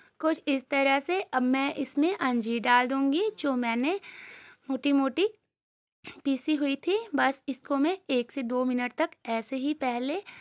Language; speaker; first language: Hindi; native; Hindi